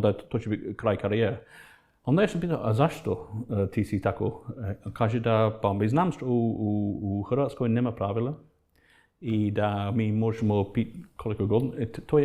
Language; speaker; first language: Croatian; non-native, fluent; English